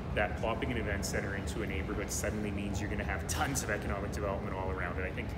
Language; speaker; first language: English; native; English